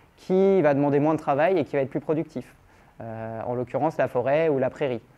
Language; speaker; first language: French; native; French